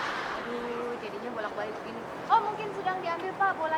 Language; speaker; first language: Indonesian; native; Indonesian